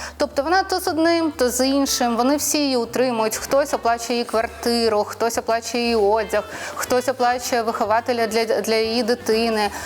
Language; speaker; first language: Ukrainian; non-native, local second language; Russian